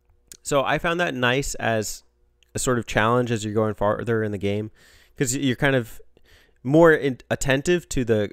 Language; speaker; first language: English; native; English